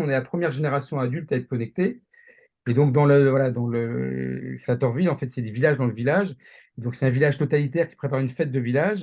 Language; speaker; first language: French; native; French